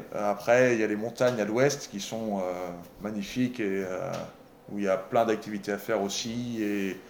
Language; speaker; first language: French; native; French